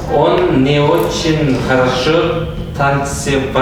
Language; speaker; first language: Russian; non-native, local second language; Kazakh